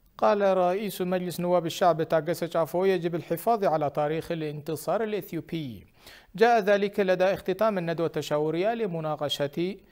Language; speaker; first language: Arabic; non-native, fluent; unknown